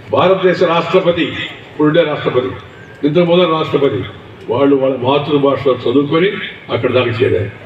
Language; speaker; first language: Telugu; native; Telugu